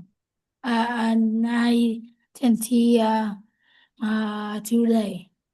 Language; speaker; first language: English; non-native, learner; Vietnamese